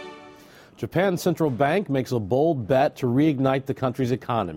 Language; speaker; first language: English; native; English